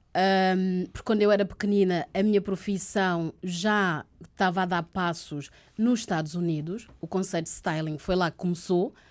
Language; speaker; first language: Portuguese; early bilingual, other home language; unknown